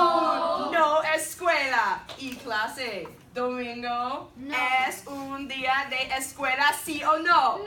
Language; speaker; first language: Spanish; non-native, fluent; English